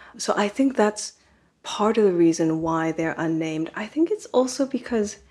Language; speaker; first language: English; native; English